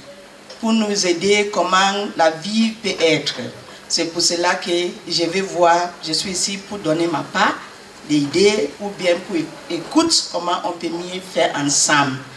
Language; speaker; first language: French; non-native, learner; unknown